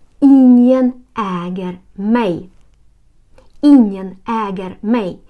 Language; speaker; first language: Swedish; non-native, learner; Ukrainian